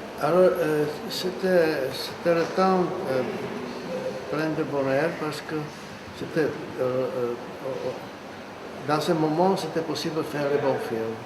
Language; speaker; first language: French; non-native, fluent; Czech